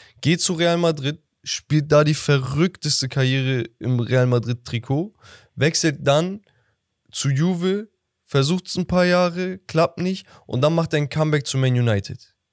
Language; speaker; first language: German; native; German